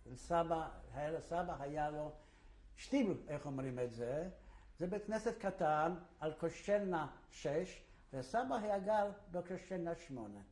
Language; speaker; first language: Hebrew; non-native, fluent; Polish